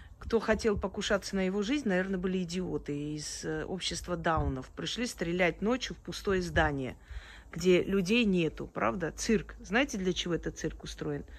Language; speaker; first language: Russian; early bilingual, other home language; Armenian